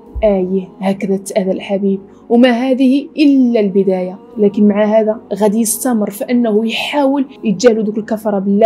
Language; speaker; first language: Arabic; native; Arabic